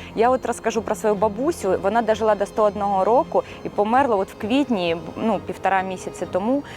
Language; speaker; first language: Ukrainian; non-native, local second language; Russian